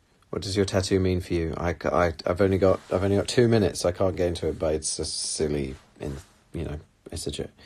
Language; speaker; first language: English; native; English